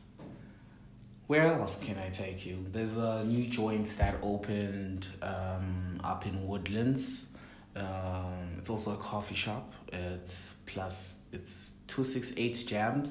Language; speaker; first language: English; non-native, local second language; Swati